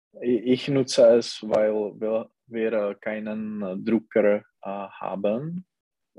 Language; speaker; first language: German; non-native, learner; Czech